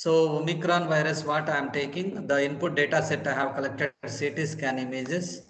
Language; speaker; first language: English; non-native, local second language; Telugu